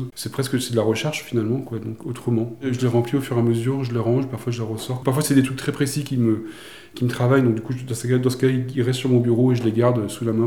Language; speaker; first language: French; native; French